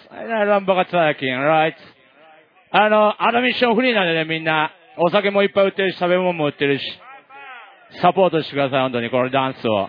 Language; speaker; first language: Japanese; native; Japanese